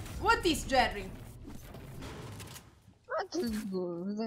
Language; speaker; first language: English; non-native, learner; Italian